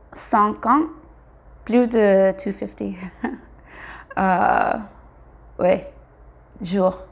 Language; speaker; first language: French; non-native, learner; English